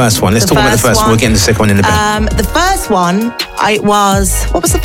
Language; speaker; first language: English; native; English